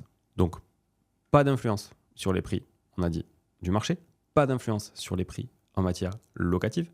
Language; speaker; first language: French; native; French